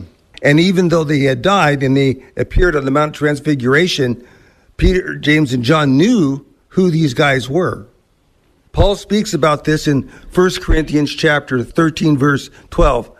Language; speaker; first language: English; native; English